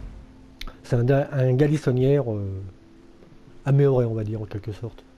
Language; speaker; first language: French; native; French